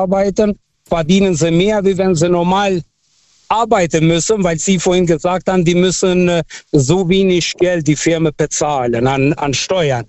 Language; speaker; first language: German; early bilingual, other home language; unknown